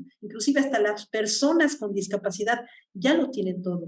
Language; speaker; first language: Spanish; native; Spanish